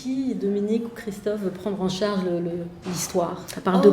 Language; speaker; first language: French; native; French